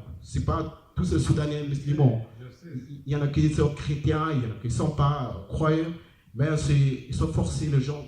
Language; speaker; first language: French; non-native, learner; Arabic